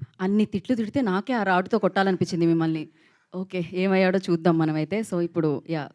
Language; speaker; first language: Telugu; native; Telugu